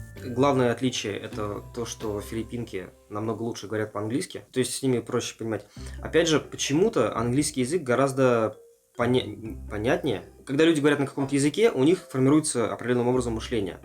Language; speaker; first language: Russian; native; Russian